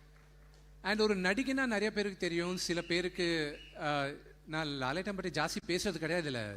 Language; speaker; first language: Tamil; non-native, local second language; Telugu